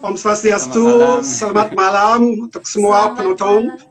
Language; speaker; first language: Indonesian; non-native, learner; German